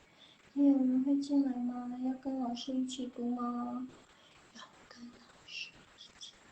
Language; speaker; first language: Chinese; non-native, fluent; Indonesian